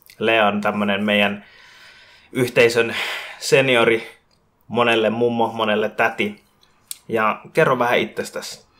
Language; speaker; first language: Finnish; early bilingual, other home language; Bangla